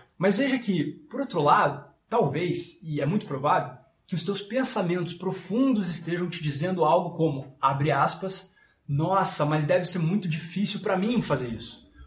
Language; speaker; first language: Portuguese; non-native, fluent; French